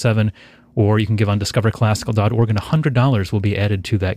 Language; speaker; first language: English; native; English